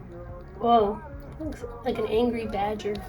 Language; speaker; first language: English; native; English